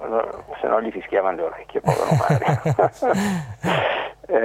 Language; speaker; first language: Italian; native; Italian